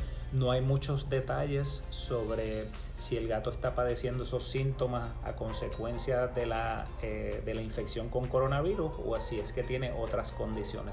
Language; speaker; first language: Spanish; native; Spanish